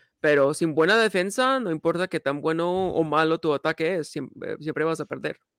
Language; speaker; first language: Spanish; early bilingual, heritage; Spanish